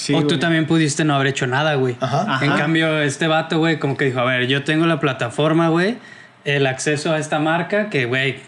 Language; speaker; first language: Spanish; native; Spanish